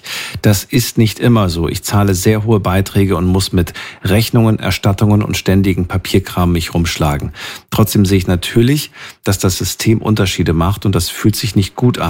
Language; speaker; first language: German; native; German